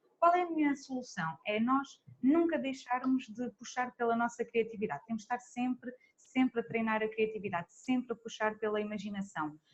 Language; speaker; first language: Portuguese; native; Portuguese